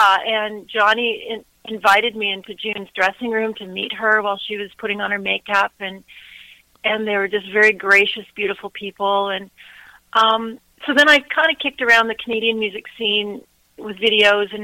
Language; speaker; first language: English; native; English